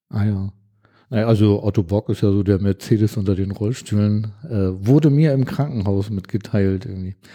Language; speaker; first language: German; native; German